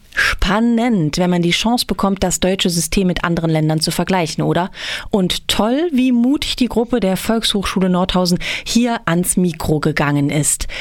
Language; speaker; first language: German; native; German